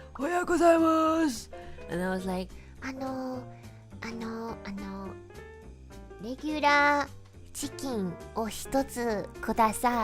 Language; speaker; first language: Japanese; non-native, learner; English